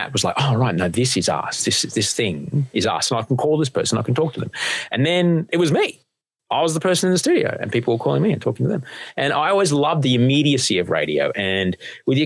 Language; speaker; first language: English; native; English